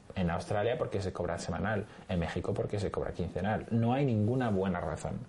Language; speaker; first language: Spanish; non-native, fluent; French